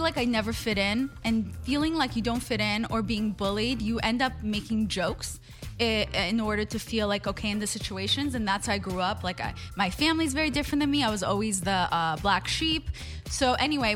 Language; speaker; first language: English; non-native, fluent; Hebrew